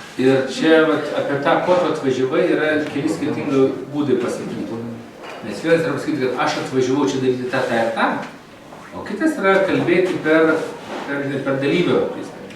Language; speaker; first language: Lithuanian; native; Lithuanian